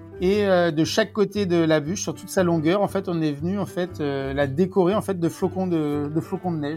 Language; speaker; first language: French; native; French